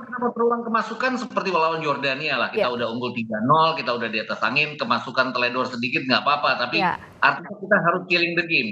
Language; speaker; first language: Indonesian; native; Indonesian